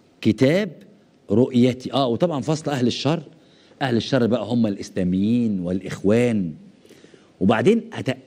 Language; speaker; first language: Arabic; native; Arabic